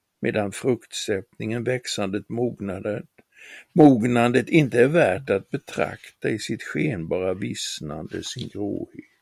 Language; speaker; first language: Swedish; native; Swedish